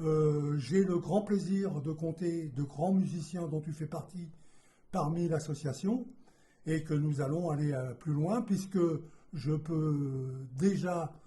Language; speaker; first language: French; native; French